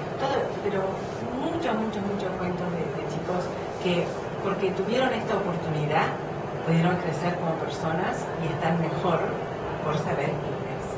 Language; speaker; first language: Spanish; non-native, fluent; English